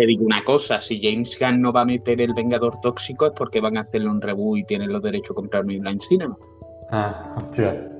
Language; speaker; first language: Spanish; native; Spanish